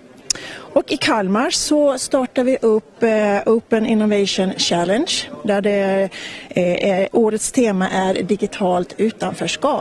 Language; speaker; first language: Swedish; native; Swedish